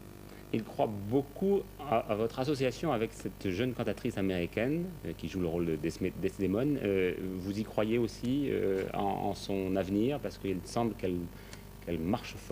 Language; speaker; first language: French; native; French